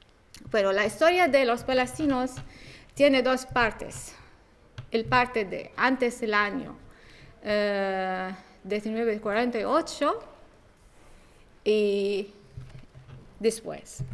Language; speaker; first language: Spanish; non-native, learner; Arabic